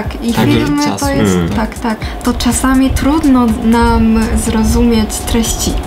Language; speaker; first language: Polish; non-native, fluent; Japanese